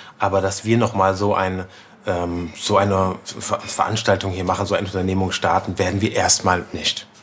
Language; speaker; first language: German; native; German